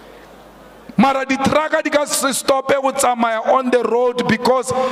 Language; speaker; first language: English; non-native, local second language; Northern Sotho